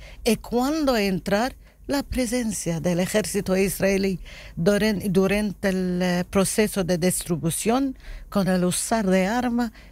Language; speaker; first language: Spanish; non-native, learner; Arabic